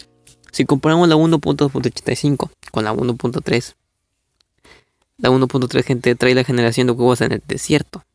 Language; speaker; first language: Spanish; native; Spanish